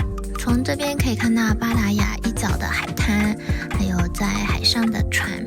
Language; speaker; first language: Chinese; native; Chinese